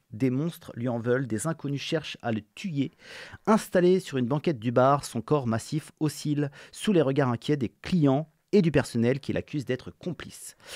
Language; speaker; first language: French; native; French